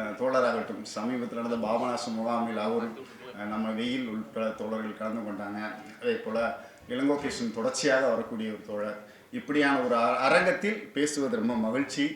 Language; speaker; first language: Tamil; native; Tamil